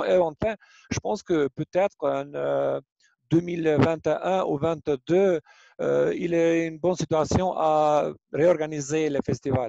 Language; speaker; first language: French; non-native, learner; Albanian